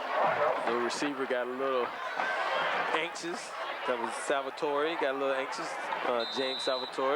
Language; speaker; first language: English; native; English